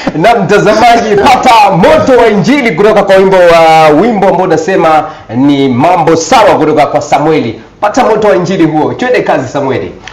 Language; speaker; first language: Swahili; native; Swahili